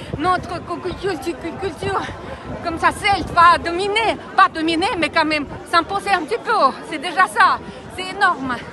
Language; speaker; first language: French; non-native, fluent; Russian